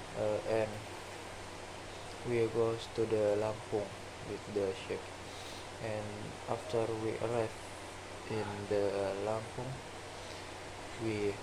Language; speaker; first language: English; non-native, learner; Indonesian